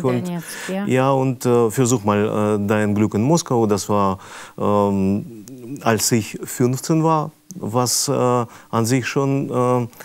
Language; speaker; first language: German; non-native, fluent; Russian